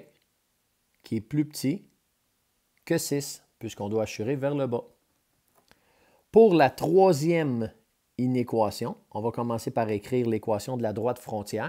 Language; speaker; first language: French; native; French